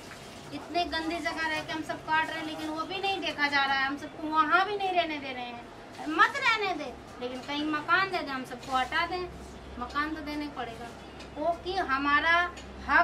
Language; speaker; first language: Hindi; native; Hindi